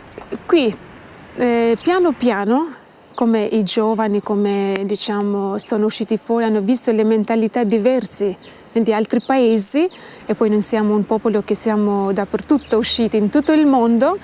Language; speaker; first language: Italian; non-native, fluent; Albanian